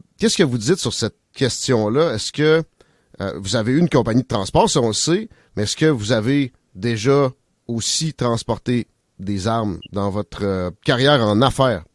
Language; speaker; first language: French; native; French